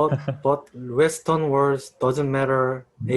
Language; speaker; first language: English; non-native, learner; Korean